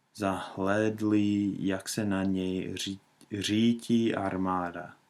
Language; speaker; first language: Czech; non-native, learner; English